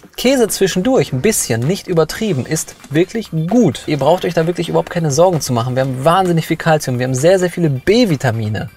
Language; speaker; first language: German; early bilingual, other home language; Polish